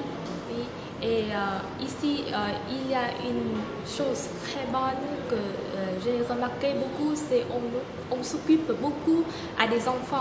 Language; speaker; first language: French; non-native, learner; Vietnamese